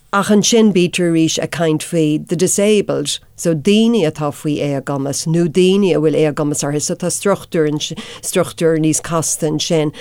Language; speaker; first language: Irish; non-native, local second language; English